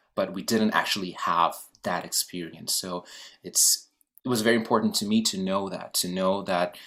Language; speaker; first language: English; non-native, fluent; Portuguese